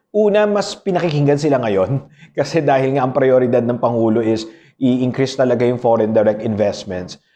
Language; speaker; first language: Filipino; non-native, local second language; Pampanga